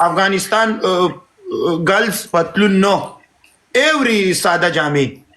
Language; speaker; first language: English; non-native, learner; Pashto